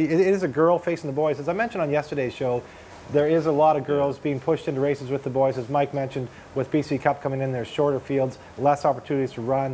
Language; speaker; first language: English; native; English